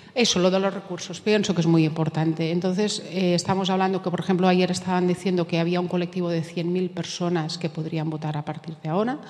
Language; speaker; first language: Spanish; native; Spanish